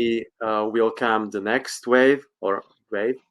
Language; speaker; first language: English; non-native, learner; Slovak